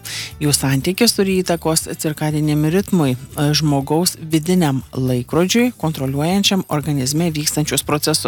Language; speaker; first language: Lithuanian; native; Lithuanian